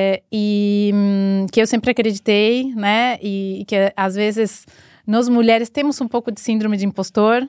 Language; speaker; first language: Portuguese; non-native, fluent; Spanish